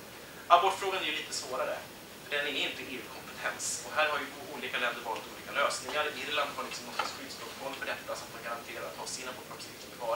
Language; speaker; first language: Swedish; native; Swedish